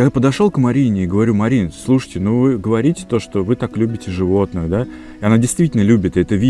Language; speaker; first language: Russian; native; Russian